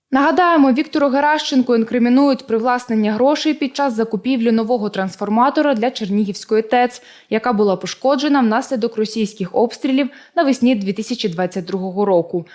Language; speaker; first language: Ukrainian; native; Ukrainian